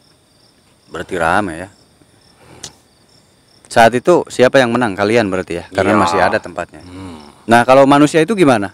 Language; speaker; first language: Indonesian; native; Indonesian